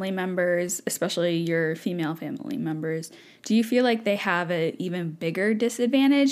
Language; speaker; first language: English; native; English